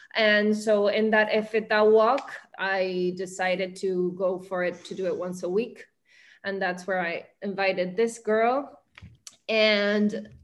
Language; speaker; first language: English; early bilingual, heritage; Spanish